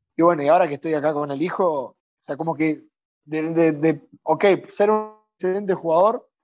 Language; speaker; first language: Spanish; native; Spanish